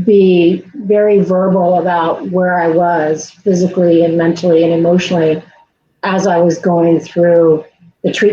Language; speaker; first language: English; native; English